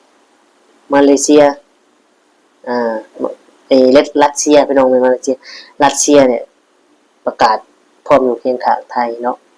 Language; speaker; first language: Thai; non-native, local second language; Northeastern Thai